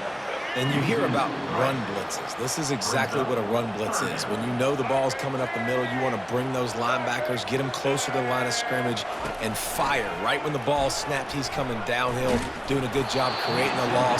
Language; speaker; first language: English; native; English